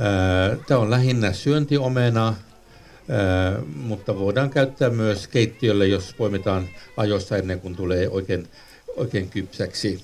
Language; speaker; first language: Finnish; non-native, local second language; Swedish